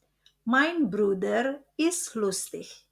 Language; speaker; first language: German; non-native, fluent; Indonesian